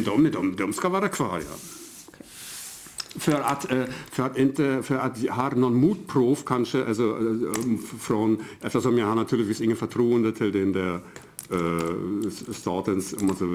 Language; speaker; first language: Swedish; non-native, fluent; German